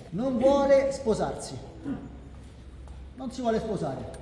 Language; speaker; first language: Italian; native; Italian